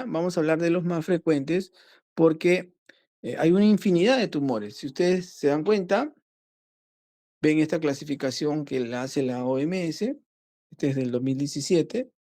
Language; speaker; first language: Spanish; native; Spanish